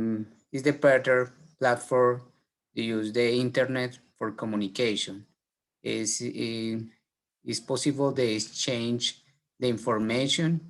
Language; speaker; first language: English; non-native, learner; Spanish